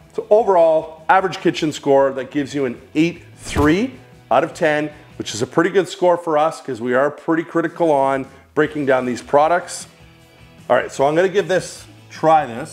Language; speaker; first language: English; native; English